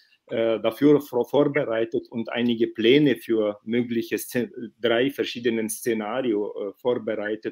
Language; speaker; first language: German; non-native, fluent; Ukrainian